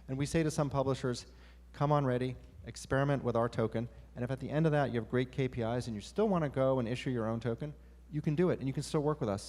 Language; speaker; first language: English; native; English